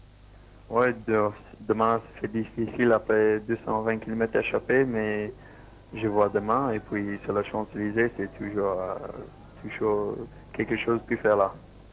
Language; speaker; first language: French; non-native, learner; Swedish